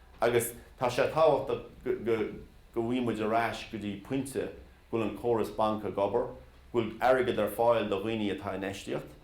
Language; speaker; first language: Irish; native; Irish